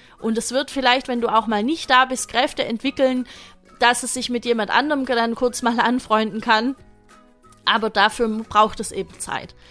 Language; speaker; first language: German; native; German